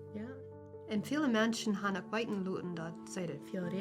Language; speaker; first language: German; non-native, learner; Plautdietsch